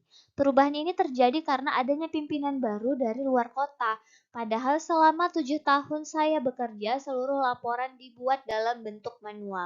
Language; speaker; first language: Indonesian; native; Indonesian